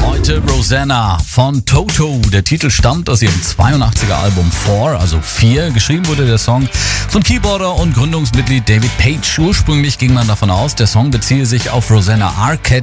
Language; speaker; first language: German; native; German